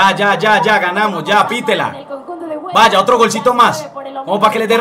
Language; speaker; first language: Spanish; native; Spanish